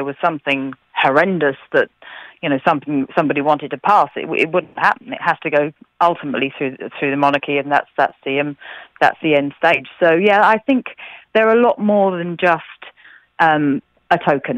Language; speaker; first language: English; native; English